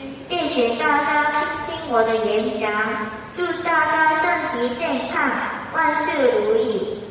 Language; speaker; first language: Chinese; non-native, learner; Korean